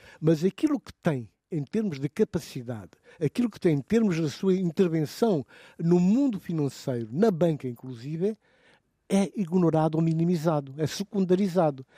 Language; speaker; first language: Portuguese; non-native, local second language; Upper Guinea Crioulo